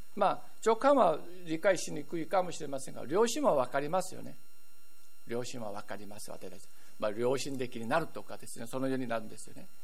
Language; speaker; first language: Japanese; non-native, fluent; Korean